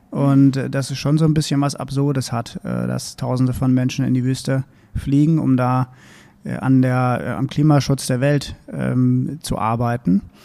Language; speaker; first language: German; native; German